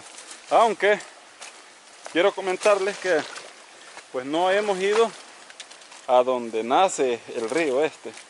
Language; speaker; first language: Spanish; native; Spanish